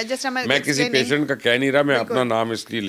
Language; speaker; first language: Urdu; native; Urdu